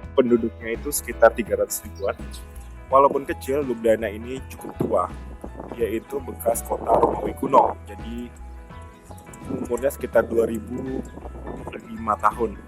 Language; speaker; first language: Indonesian; native; Indonesian